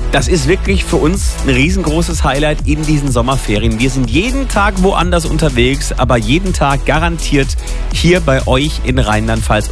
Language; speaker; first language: German; native; German